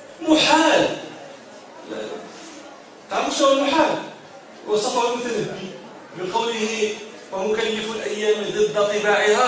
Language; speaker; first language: Arabic; native; Arabic